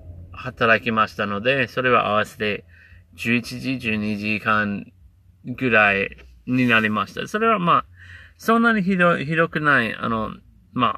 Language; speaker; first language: Japanese; non-native, learner; English